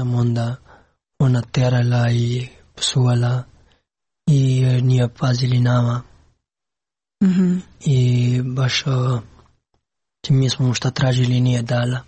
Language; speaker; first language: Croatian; non-native, learner; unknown